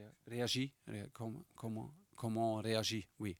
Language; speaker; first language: French; non-native, fluent; German